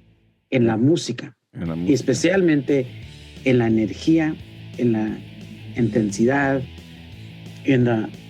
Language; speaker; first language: Spanish; early bilingual, heritage; Spanish